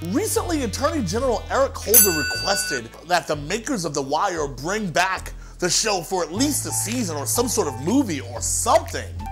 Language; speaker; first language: English; native; English